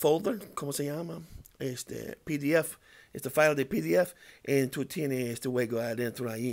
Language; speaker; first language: Spanish; non-native, learner; English